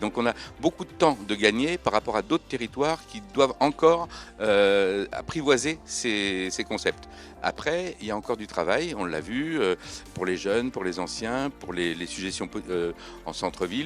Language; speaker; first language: French; native; French